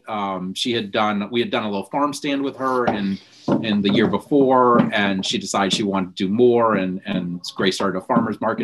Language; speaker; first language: English; native; English